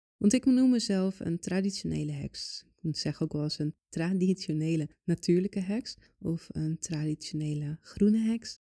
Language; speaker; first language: Dutch; native; Dutch